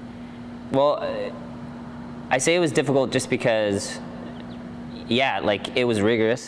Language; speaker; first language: English; native; English